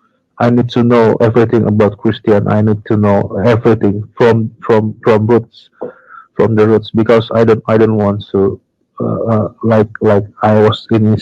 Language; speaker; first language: English; non-native, learner; Indonesian